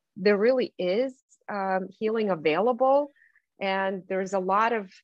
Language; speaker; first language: English; non-native, fluent; Russian